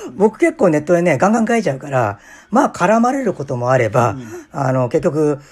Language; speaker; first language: Japanese; native; Japanese